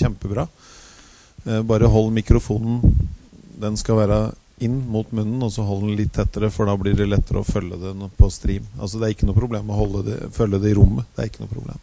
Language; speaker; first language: Norwegian; native; Norwegian